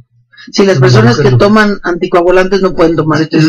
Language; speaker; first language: Spanish; native; Spanish